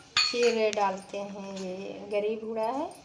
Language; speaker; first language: Hindi; native; Hindi